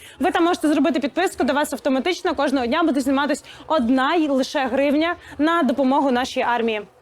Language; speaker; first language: Ukrainian; native; Ukrainian